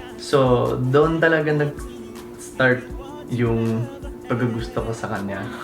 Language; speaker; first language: Filipino; non-native, fluent; English